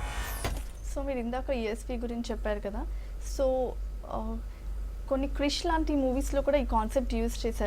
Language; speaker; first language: Telugu; native; Telugu